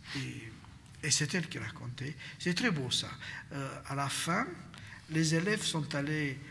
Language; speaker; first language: French; non-native, fluent; Romanian